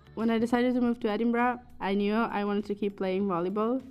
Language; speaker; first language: English; non-native, fluent; Italian